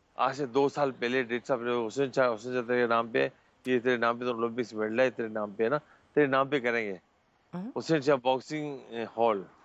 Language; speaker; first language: Urdu; non-native, local second language; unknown